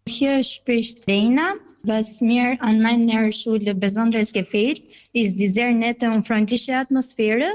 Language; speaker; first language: German; non-native, fluent; Albanian